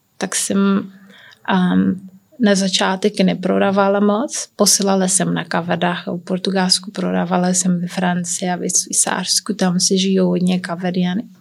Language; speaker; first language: Czech; non-native, learner; Kabuverdianu